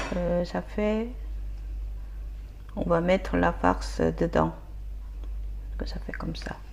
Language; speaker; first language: French; non-native, learner; Korean